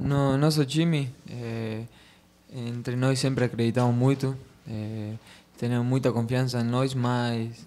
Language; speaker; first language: Portuguese; non-native, fluent; Spanish